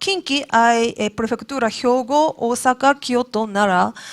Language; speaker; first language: Spanish; non-native, learner; Japanese